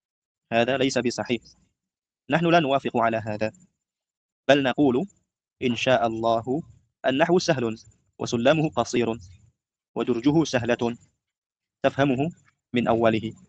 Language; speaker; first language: Arabic; non-native, fluent; Indonesian